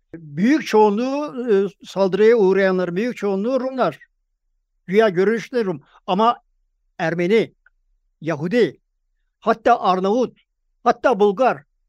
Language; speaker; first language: Turkish; native; Turkish